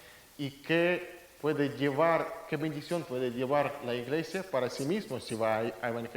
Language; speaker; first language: Spanish; non-native, fluent; Russian